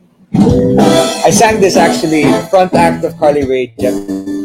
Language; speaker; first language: English; early bilingual, other home language; Filipino